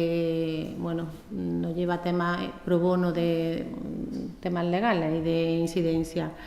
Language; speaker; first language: Spanish; native; Spanish